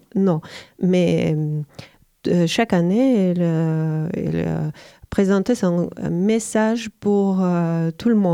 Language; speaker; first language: French; non-native, learner; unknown